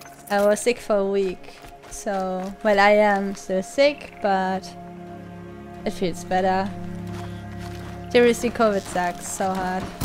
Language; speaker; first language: English; non-native, fluent; German